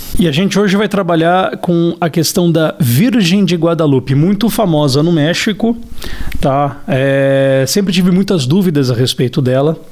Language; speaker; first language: Portuguese; native; Portuguese